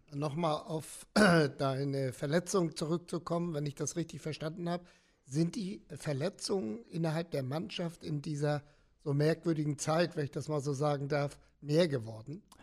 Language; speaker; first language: German; native; German